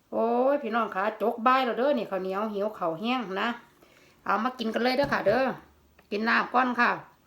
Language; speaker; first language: Thai; native; Thai